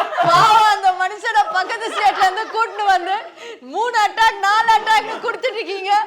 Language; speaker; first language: Tamil; native; Tamil